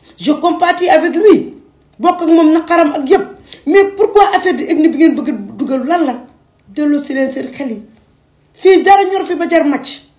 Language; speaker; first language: Wolof; non-native, local second language; Fula